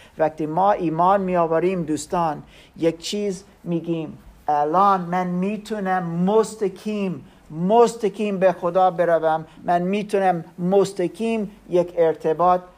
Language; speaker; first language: Persian; non-native, learner; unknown